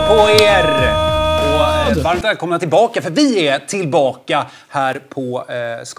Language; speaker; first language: Swedish; native; Swedish